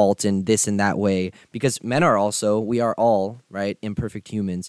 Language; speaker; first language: English; native; English